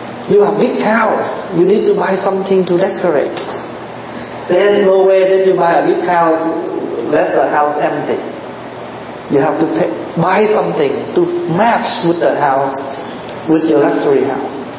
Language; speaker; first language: English; non-native, fluent; Vietnamese